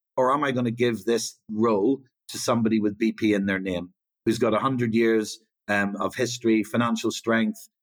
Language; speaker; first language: English; native; English